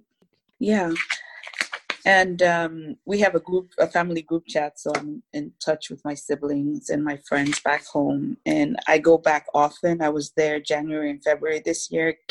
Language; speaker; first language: English; non-native, local second language; Yoruba